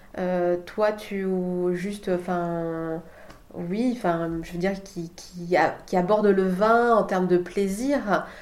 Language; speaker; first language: French; native; French